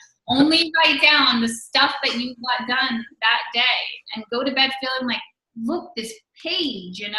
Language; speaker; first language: English; native; English